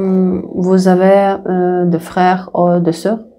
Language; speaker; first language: French; non-native, learner; Russian